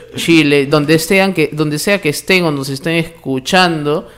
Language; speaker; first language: Spanish; native; Spanish